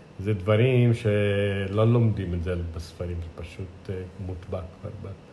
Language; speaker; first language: Hebrew; non-native, fluent; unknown